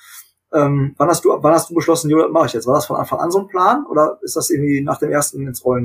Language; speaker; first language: German; native; German